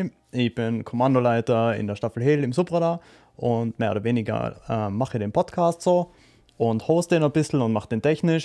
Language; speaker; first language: German; native; German